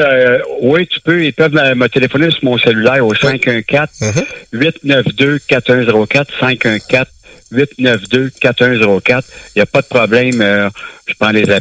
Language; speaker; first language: French; native; French